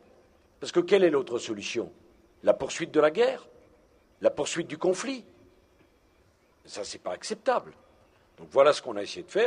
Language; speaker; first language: French; native; French